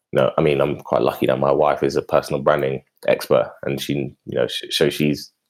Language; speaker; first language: English; native; English